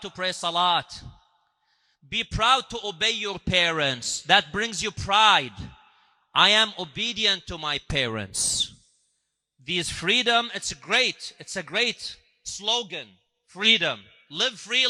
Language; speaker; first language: English; native; English